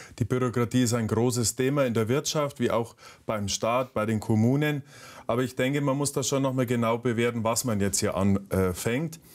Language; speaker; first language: German; native; German